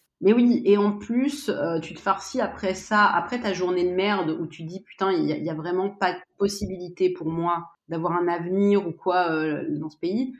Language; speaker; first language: French; native; French